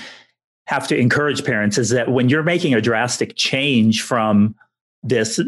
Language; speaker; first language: English; native; English